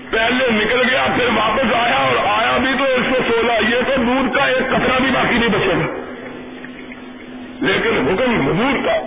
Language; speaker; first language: Urdu; non-native, local second language; Punjabi